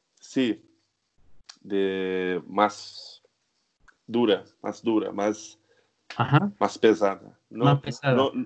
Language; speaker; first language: Spanish; non-native, learner; Portuguese